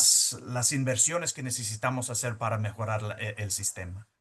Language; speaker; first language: Spanish; early bilingual, heritage; Spanish